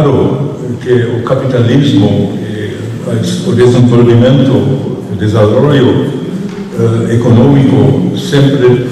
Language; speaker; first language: Spanish; non-native, fluent; German